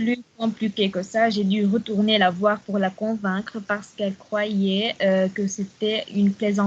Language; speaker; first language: French; non-native, learner; Arabic